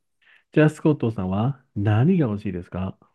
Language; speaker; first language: Japanese; non-native, fluent; Chinese